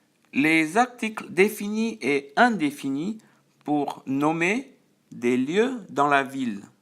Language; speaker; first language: French; non-native, fluent; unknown